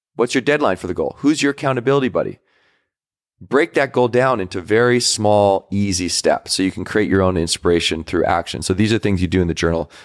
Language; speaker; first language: English; native; English